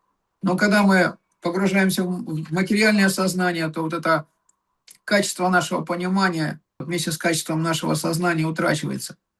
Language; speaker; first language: Russian; native; Russian